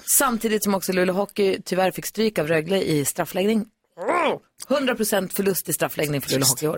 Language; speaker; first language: Swedish; native; Swedish